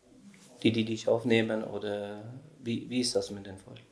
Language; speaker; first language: German; non-native, learner; Albanian